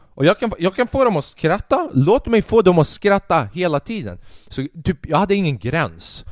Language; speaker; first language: Swedish; early bilingual, other home language; Albanian